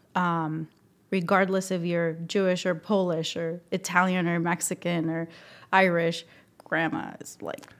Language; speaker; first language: English; non-native, fluent; Spanish